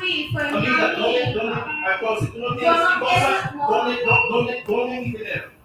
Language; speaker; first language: Spanish; non-native, learner; English